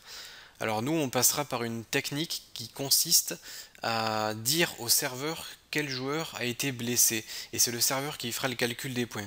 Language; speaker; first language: French; native; French